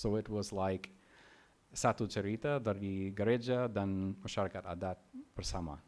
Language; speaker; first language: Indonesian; non-native, learner; English